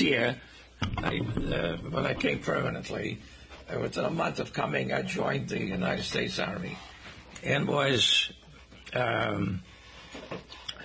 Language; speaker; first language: English; non-native, fluent; Portuguese